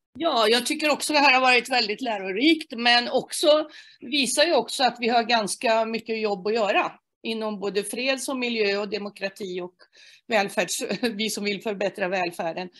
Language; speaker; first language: Swedish; native; Swedish